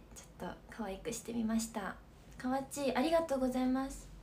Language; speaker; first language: Japanese; native; Japanese